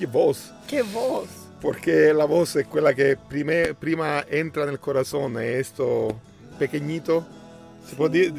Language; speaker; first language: Spanish; non-native, learner; Italian